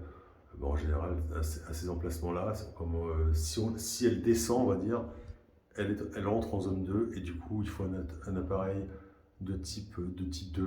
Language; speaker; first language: French; native; French